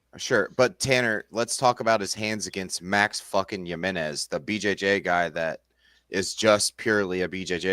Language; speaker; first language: English; native; English